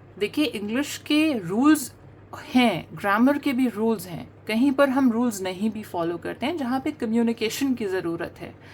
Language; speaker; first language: Hindi; native; Hindi